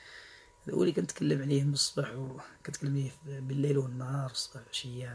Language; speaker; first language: Arabic; native; Arabic